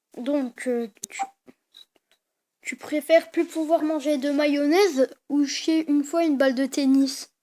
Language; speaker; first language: French; native; French